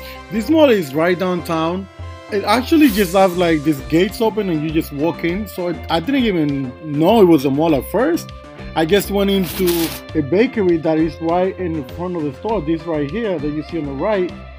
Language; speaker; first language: English; native; English